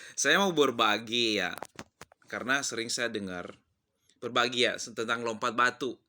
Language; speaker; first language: Indonesian; non-native, local second language; Nias